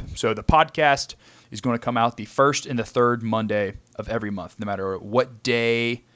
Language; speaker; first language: English; native; English